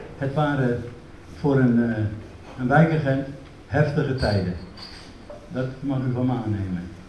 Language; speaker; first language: Dutch; native; Dutch